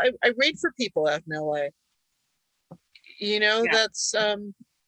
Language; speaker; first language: English; early bilingual, other home language; Hungarian